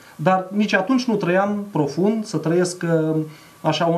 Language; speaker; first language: Romanian; native; Romanian